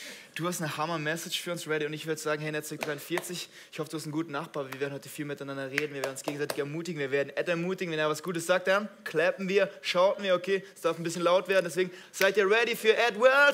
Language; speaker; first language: German; native; German